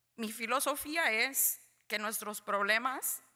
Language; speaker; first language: Spanish; early bilingual, heritage; Spanish